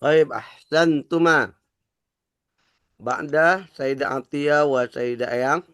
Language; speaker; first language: Arabic; non-native, fluent; Indonesian